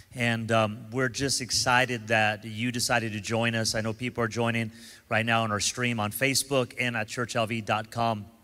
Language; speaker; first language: English; native; English